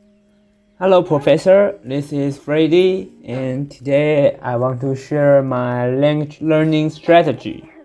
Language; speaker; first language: English; non-native, fluent; Chinese